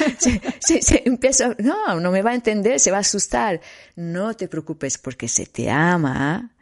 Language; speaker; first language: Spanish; non-native, fluent; Italian